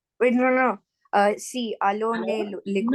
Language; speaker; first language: French; non-native, learner; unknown